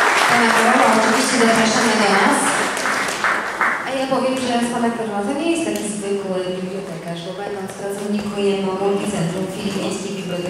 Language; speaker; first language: Polish; native; Polish